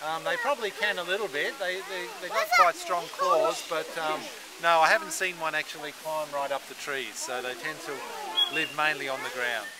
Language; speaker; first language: English; native; English